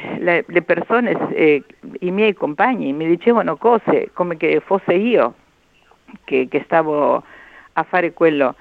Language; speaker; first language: Italian; early bilingual, heritage; Spanish